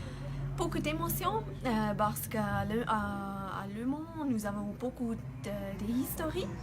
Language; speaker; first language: French; non-native, learner; German